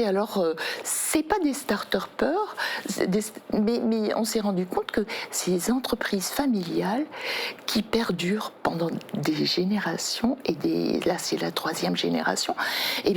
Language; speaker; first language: French; native; French